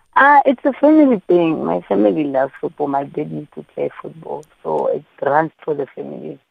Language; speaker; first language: English; non-native, local second language; Xhosa